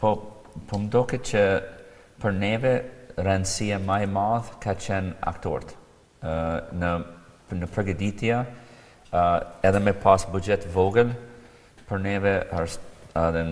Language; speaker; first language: Albanian; non-native, fluent; English